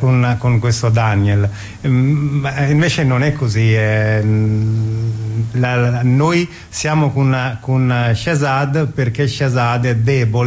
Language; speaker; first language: Italian; non-native, fluent; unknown